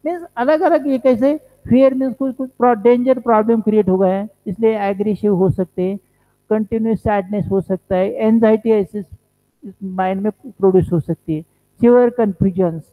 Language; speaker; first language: Hindi; non-native, local second language; Marathi